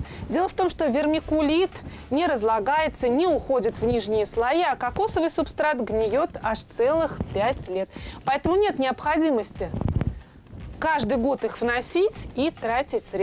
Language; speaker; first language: Russian; native; Russian